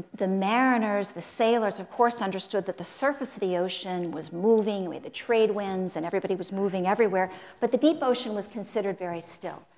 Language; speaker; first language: English; native; English